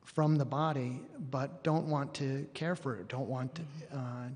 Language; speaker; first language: English; native; English